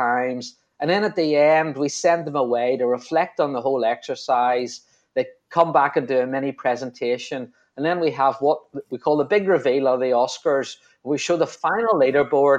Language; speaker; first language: English; native; English